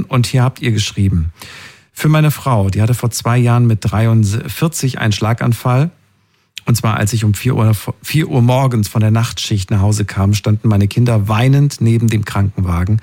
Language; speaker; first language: German; native; German